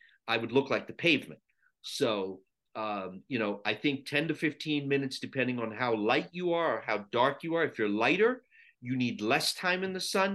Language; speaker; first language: English; non-native, local second language; Sinhala